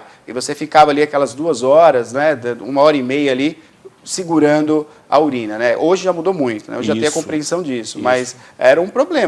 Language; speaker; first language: Portuguese; native; Portuguese